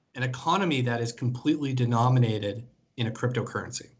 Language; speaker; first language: English; native; English